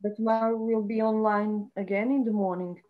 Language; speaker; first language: English; non-native, fluent; Portuguese